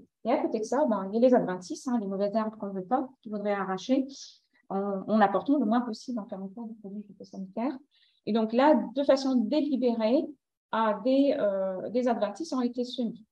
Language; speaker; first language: French; native; French